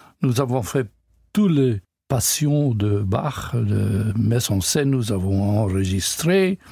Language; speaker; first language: French; non-native, learner; English